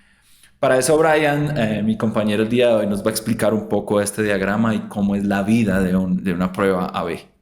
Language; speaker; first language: Spanish; native; Spanish